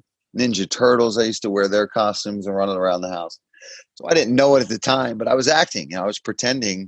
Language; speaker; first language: English; native; English